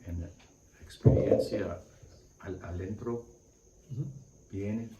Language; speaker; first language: Spanish; non-native, learner; English